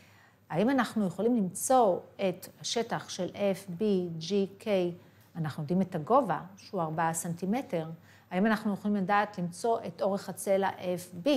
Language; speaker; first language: Hebrew; native; Hebrew